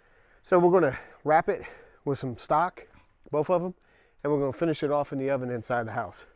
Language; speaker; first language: English; native; English